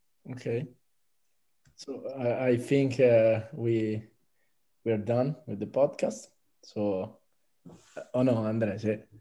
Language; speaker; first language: English; non-native, fluent; Italian